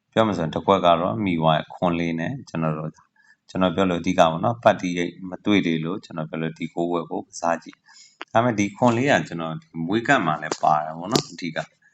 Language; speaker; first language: Burmese; native; Burmese